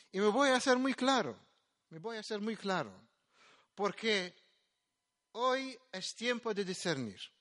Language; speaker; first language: Spanish; non-native, fluent; Maltese